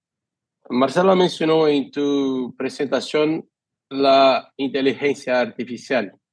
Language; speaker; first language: Spanish; non-native, fluent; Portuguese